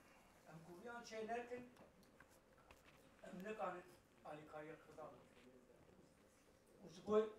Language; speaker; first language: German; non-native, learner; Central Kurdish